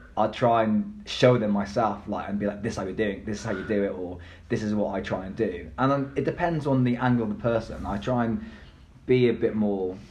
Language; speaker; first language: English; native; English